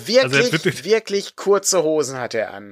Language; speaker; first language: German; native; German